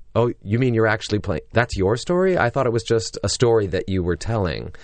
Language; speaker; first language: English; native; English